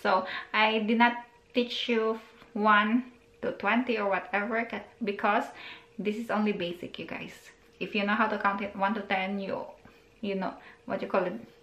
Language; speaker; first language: English; non-native, local second language; Filipino